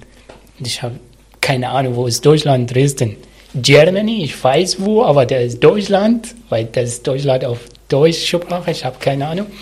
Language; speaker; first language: German; non-native, learner; Arabic